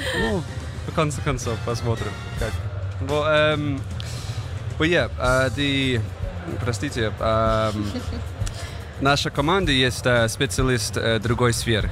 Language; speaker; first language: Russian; non-native, learner; English